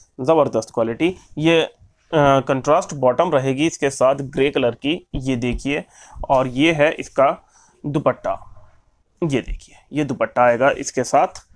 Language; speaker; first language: Hindi; native; Hindi